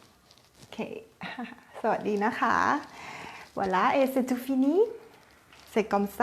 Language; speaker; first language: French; non-native, learner; Thai